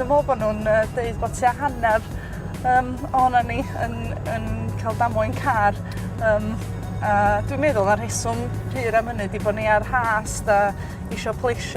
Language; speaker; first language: Welsh; native; Welsh